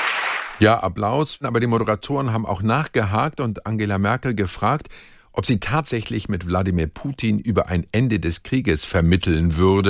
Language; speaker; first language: German; native; German